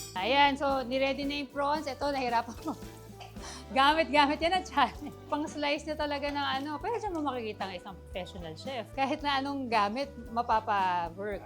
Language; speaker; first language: Filipino; native; Filipino